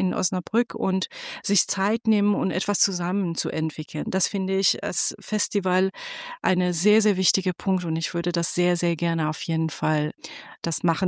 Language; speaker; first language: German; non-native, fluent; Persian